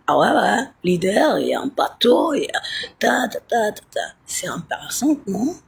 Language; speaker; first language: French; non-native, learner; Italian